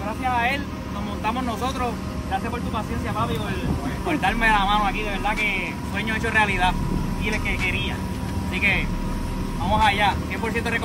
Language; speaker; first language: Spanish; native; Spanish